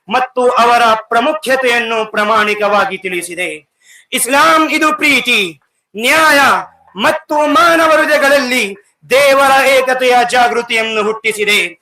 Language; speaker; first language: Kannada; non-native, local second language; Urdu